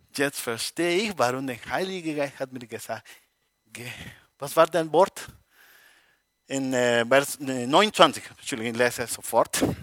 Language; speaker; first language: German; non-native, learner; Spanish